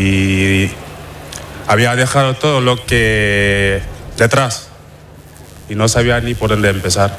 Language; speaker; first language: Spanish; non-native, fluent; Wolof